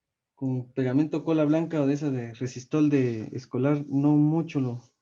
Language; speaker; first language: Spanish; native; Spanish